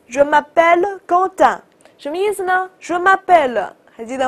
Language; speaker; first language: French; non-native, fluent; Chinese